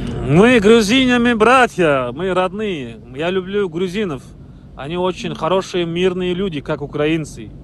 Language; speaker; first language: Russian; non-native, local second language; Kazakh